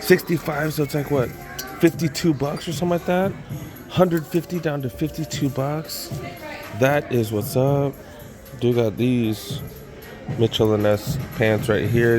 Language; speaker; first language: English; native; English